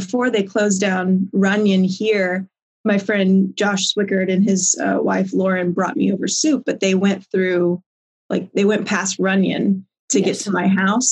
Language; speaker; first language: English; native; English